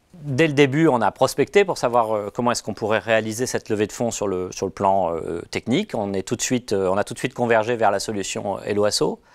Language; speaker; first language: French; native; French